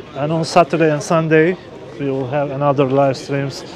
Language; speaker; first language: English; non-native, fluent; Turkish